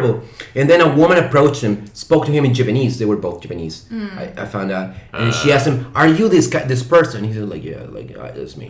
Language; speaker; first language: English; non-native, fluent; Spanish